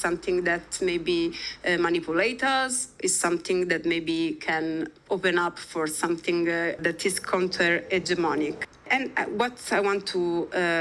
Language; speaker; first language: English; non-native, fluent; Italian